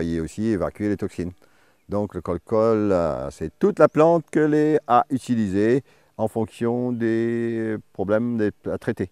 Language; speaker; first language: French; native; French